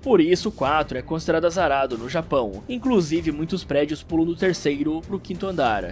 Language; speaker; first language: Portuguese; native; Portuguese